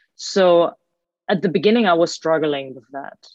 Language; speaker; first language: English; early bilingual, other home language; Cantonese